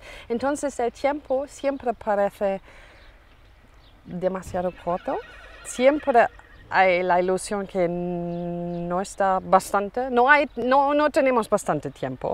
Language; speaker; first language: Spanish; non-native, fluent; German